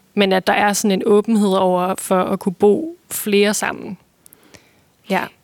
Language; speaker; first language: Danish; native; Danish